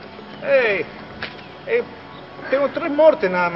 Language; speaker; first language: Portuguese; non-native, learner; Spanish